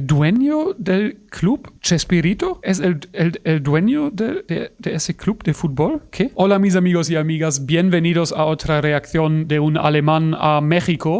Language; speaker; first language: Spanish; non-native, fluent; German